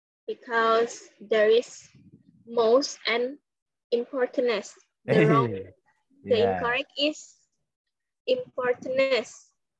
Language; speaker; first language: English; non-native, learner; Indonesian